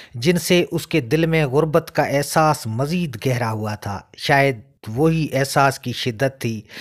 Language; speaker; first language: Urdu; non-native, local second language; Sindhi